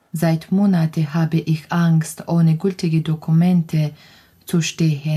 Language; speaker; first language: German; non-native, learner; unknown